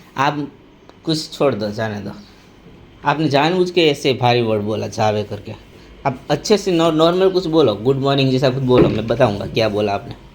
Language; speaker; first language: Hindi; native; Hindi